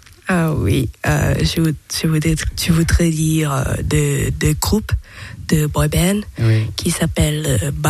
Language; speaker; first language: French; non-native, learner; Thai